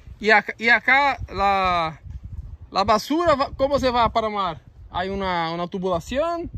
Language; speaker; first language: Spanish; non-native, learner; Portuguese